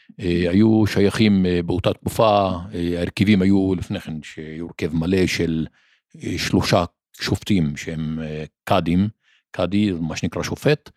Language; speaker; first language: Hebrew; non-native, local second language; Arabic